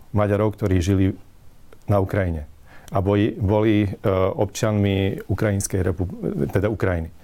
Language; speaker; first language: Slovak; non-native, local second language; Hungarian